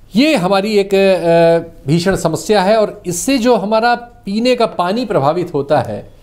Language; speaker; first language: Hindi; native; Hindi